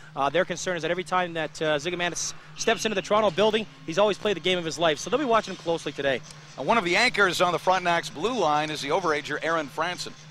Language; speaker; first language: English; native; English